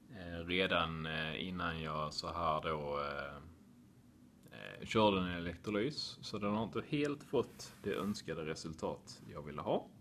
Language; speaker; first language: Swedish; native; Swedish